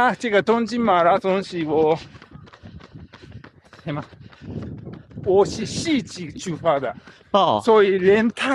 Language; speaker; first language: Chinese; non-native, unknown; Japanese